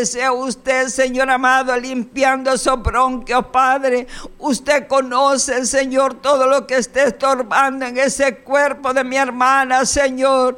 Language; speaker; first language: Spanish; native; Spanish